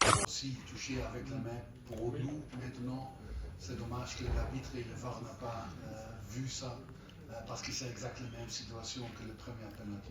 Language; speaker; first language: French; non-native, fluent; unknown